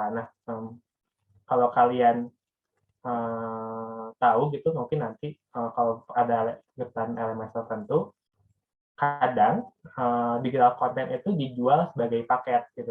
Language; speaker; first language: Indonesian; native; Indonesian